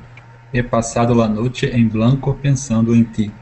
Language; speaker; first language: Spanish; non-native, learner; Portuguese